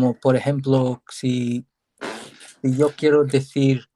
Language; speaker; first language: Spanish; non-native, learner; English